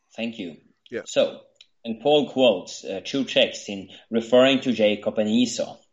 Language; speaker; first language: English; non-native, fluent; Swedish